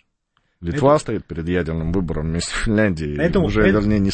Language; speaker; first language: Russian; native; Russian